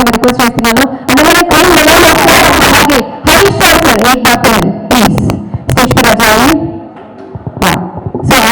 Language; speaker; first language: Telugu; native; Telugu